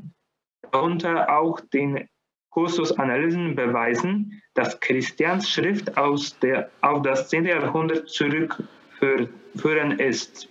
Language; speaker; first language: German; non-native, fluent; Polish